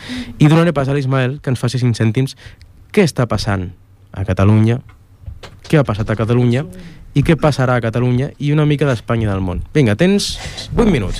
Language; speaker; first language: Catalan; native; Catalan